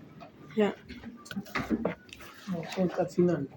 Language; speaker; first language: Spanish; native; Spanish